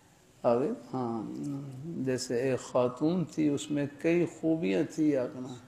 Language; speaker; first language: Urdu; native; Urdu